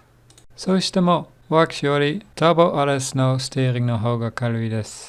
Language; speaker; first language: Japanese; non-native, learner; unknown